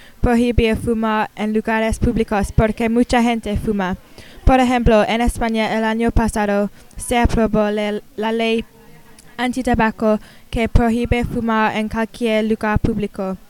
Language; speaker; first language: Spanish; non-native, learner; English